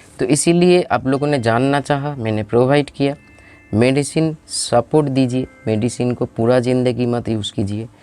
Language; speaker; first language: Hindi; non-native, local second language; Bangla